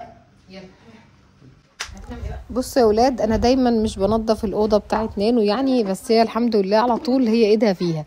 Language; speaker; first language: Arabic; native; Arabic